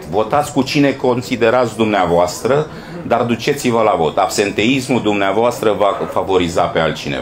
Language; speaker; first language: Romanian; native; Romanian